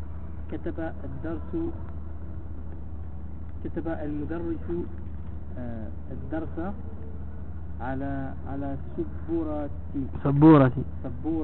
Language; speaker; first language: Arabic; non-native, learner; French